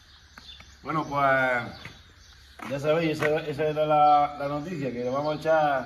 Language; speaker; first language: Spanish; native; Spanish